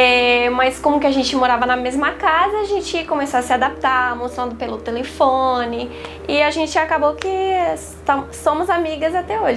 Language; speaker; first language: Portuguese; non-native, fluent; French